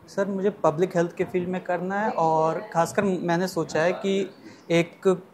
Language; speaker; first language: Hindi; native; Hindi